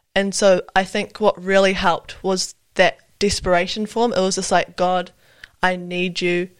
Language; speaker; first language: English; native; English